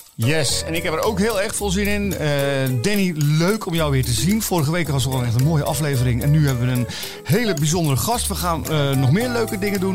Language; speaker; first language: Dutch; native; Dutch